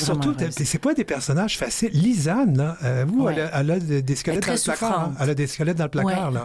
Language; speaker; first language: French; native; French